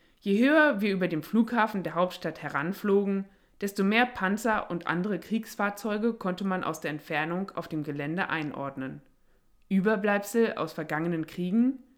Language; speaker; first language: German; native; German